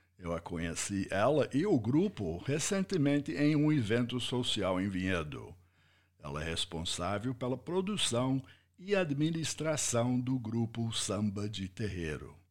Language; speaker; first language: Portuguese; non-native, fluent; English